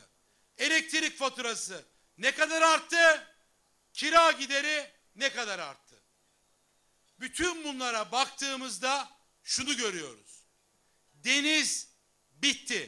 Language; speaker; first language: Turkish; native; Turkish